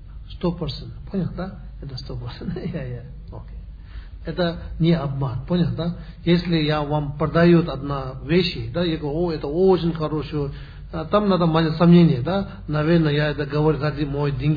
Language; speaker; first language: Russian; non-native, learner; Tibetan